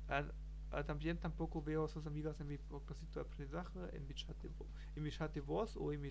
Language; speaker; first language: Spanish; non-native, learner; German